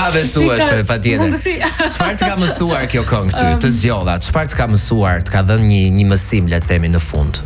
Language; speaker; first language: Albanian; native; Albanian